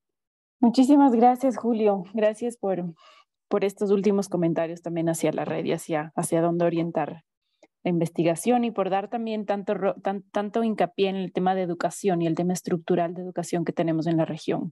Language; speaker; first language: Spanish; native; Spanish